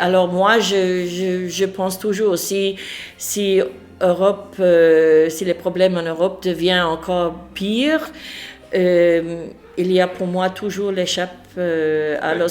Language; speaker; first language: French; non-native, fluent; English